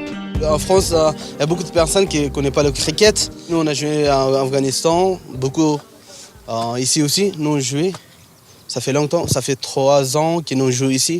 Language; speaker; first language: French; non-native, learner; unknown